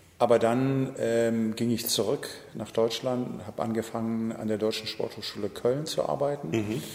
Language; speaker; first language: German; non-native, fluent; Greek